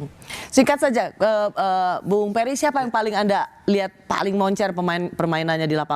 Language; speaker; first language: Indonesian; native; Indonesian